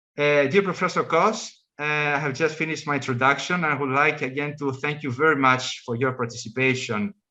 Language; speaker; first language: English; non-native, fluent; Greek